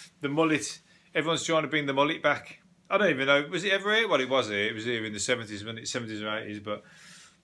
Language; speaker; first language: English; native; English